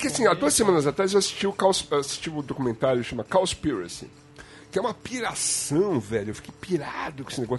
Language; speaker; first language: Portuguese; native; Portuguese